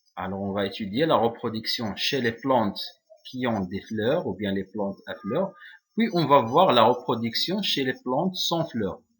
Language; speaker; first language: French; non-native, local second language; Arabic